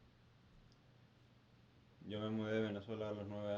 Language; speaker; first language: Spanish; native; Spanish